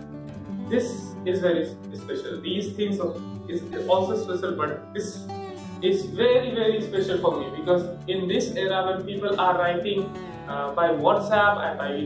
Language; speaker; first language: English; non-native, local second language; Hindi